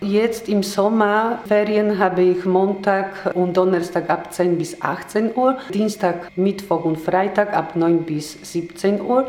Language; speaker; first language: German; non-native, learner; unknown